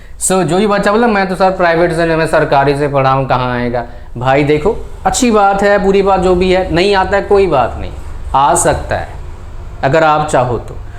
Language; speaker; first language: Hindi; native; Hindi